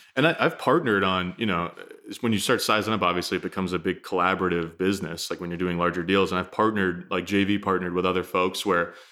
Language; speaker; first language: English; native; English